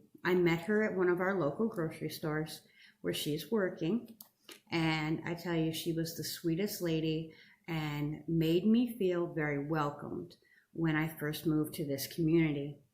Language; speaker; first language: English; native; English